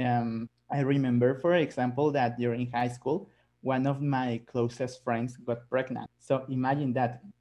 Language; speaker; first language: English; non-native, fluent; Spanish